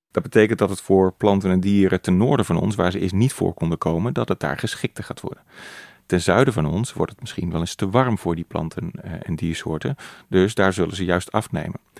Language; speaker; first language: Dutch; native; Dutch